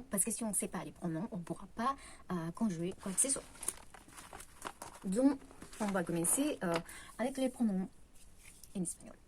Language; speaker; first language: French; non-native, fluent; Spanish